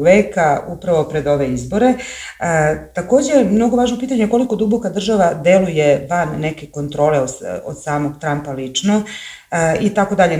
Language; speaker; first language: Serbian; native; Serbian